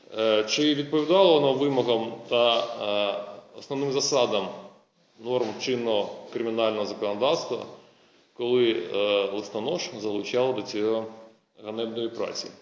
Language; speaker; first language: Ukrainian; non-native, local second language; Russian